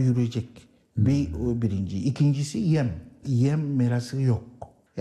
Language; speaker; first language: Turkish; non-native, learner; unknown